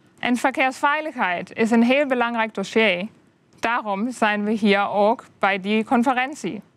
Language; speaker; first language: Dutch; non-native, fluent; German